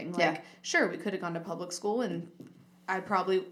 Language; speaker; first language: English; native; English